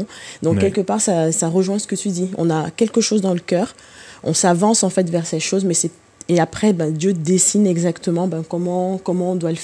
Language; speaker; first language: French; native; French